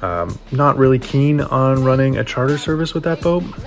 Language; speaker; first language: English; native; English